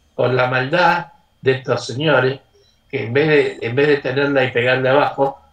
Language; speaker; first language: Spanish; native; Spanish